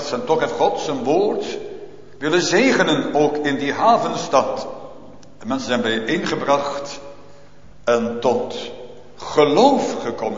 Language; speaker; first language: Dutch; native; Dutch